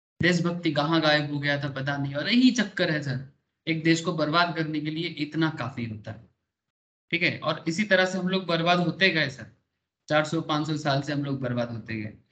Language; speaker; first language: Hindi; non-native, local second language; Bangla